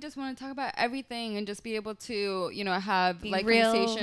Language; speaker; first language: English; early bilingual, other home language; Spanish